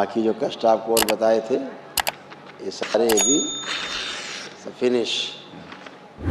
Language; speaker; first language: Hindi; native; Hindi